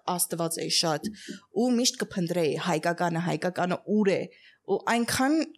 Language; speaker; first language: Armenian; early bilingual, heritage; Armenian